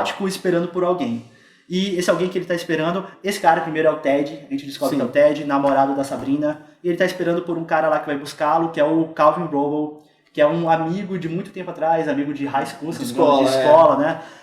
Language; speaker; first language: Portuguese; native; Portuguese